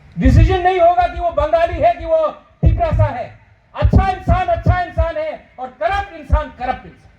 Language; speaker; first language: Hindi; non-native, local second language; Bangla